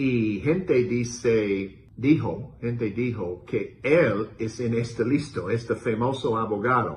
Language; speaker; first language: Spanish; non-native, learner; English